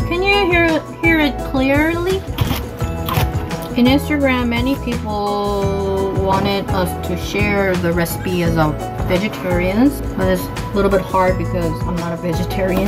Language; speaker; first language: English; non-native, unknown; Korean